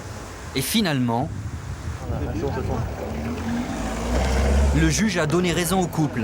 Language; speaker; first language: French; native; French